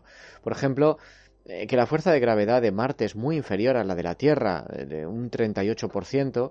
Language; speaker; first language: Spanish; native; Spanish